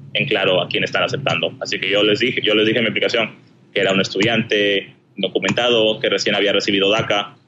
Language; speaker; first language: Spanish; early bilingual, heritage; Spanish